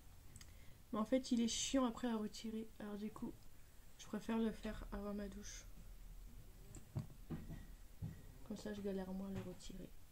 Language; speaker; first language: French; native; French